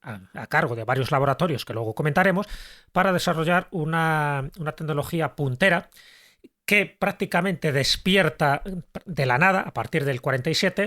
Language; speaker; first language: Spanish; native; Spanish